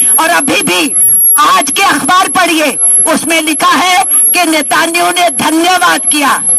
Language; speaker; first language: Hindi; native; Hindi